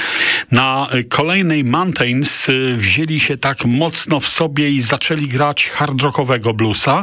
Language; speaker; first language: Polish; native; Polish